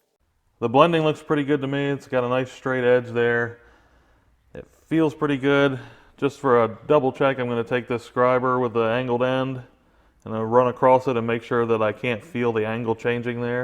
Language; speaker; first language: English; native; English